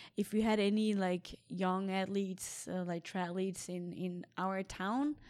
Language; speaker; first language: English; non-native, fluent; Danish